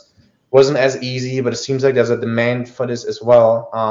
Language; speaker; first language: English; non-native, fluent; German